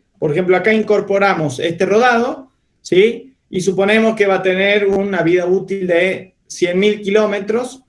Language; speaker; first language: Spanish; native; Spanish